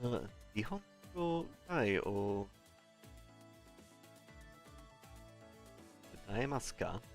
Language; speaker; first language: Japanese; non-native, learner; English